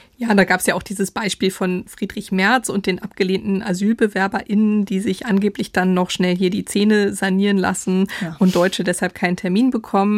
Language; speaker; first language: German; native; German